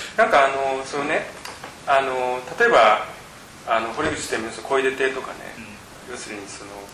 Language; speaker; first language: Japanese; native; Japanese